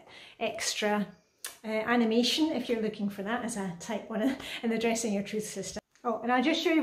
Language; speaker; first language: English; native; English